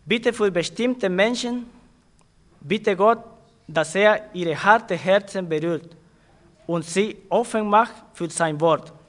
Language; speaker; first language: German; non-native, fluent; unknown